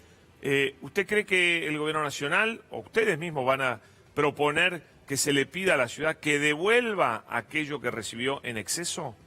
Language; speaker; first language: Spanish; native; Spanish